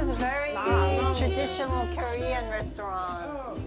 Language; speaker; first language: English; non-native, fluent; Korean